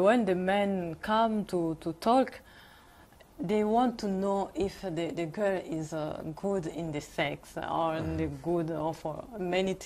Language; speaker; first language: English; non-native, learner; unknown